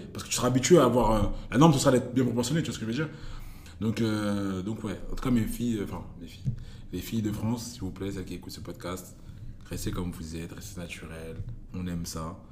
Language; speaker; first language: French; native; French